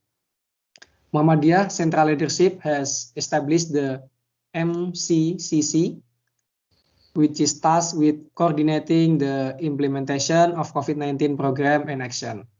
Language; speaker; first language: English; non-native, learner; Indonesian